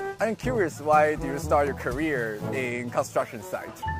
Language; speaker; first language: English; non-native, fluent; Chinese